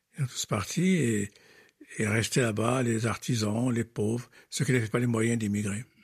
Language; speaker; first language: French; non-native, local second language; Arabic